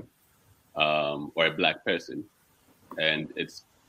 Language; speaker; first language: English; non-native, local second language; Akan